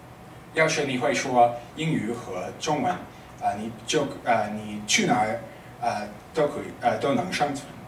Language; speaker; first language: Chinese; non-native, fluent; English